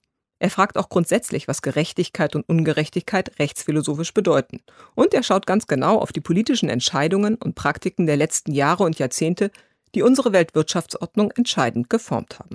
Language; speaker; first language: German; native; German